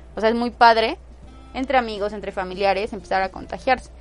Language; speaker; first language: Spanish; native; Spanish